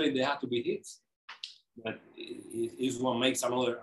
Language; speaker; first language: English; non-native, fluent; Spanish